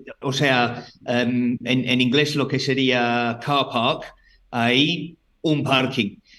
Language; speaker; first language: Spanish; non-native, fluent; English